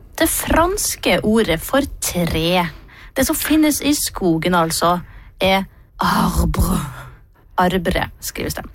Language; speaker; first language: Norwegian; native; Norwegian